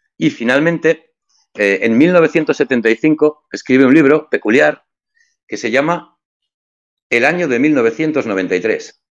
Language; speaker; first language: Spanish; native; Spanish